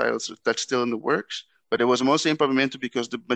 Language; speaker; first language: English; non-native, fluent; Dutch